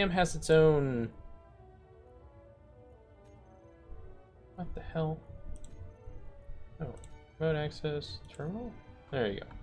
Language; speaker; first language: English; native; English